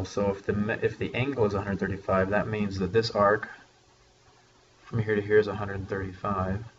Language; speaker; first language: English; native; English